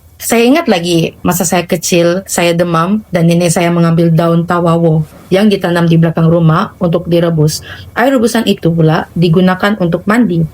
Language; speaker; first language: Malay; non-native, local second language; Central Dusun